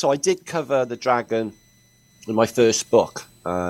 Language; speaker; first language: English; native; English